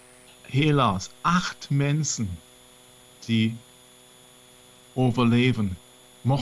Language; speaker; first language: Dutch; non-native, learner; German